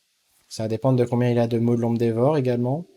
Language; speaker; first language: French; native; French